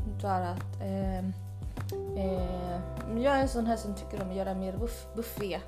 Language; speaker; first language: Swedish; early bilingual, other home language; Spanish